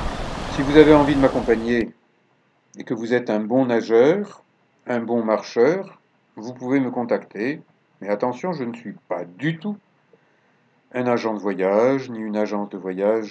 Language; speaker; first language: French; native; French